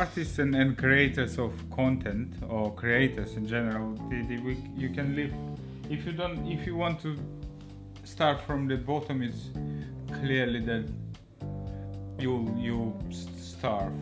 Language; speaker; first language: English; non-native, fluent; Lithuanian